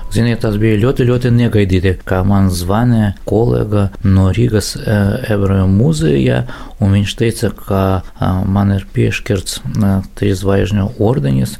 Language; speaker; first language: Latvian; non-native, local second language; Russian